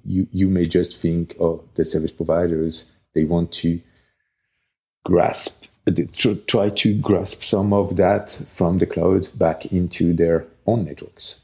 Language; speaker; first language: English; non-native, fluent; French